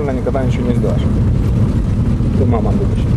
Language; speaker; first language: Russian; native; Russian